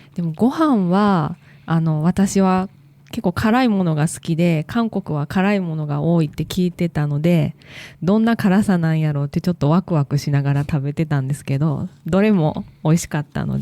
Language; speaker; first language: Japanese; native; Japanese